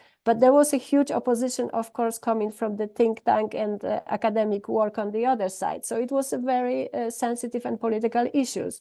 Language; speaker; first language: English; non-native, fluent; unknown